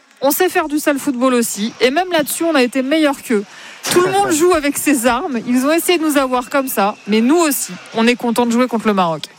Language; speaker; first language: French; native; French